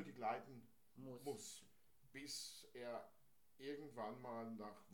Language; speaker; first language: German; native; German